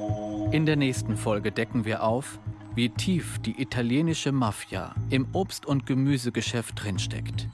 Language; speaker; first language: German; native; German